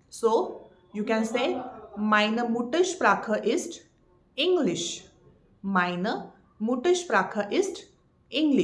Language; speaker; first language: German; non-native, fluent; Marathi